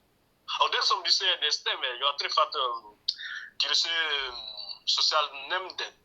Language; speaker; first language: Swedish; non-native, learner; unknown